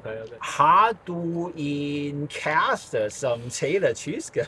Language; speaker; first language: Danish; non-native, learner; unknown